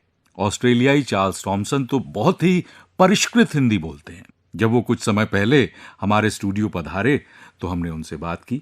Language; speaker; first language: Hindi; native; Hindi